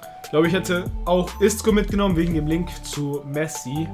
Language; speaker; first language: German; early bilingual, other home language; Turkish